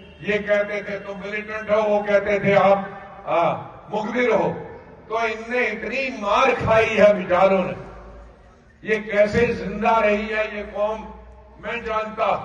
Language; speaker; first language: Urdu; non-native, local second language; Kashmiri